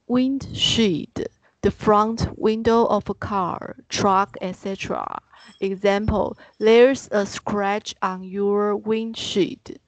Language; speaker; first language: English; non-native, learner; Chinese